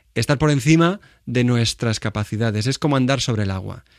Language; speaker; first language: Spanish; native; Spanish